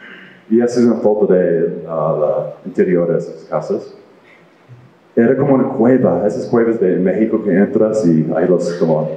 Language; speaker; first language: Spanish; non-native, fluent; English